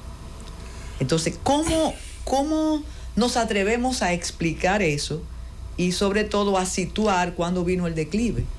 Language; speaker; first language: Spanish; native; Spanish